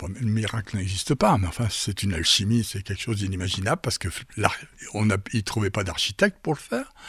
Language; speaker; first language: French; native; French